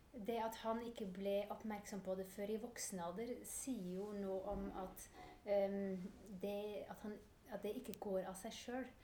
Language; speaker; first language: Norwegian; non-native, fluent; Dutch